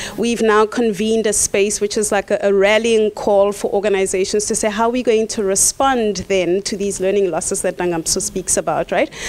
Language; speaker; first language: English; non-native, local second language; Tswana